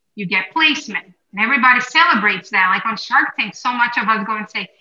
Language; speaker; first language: English; non-native, fluent; Portuguese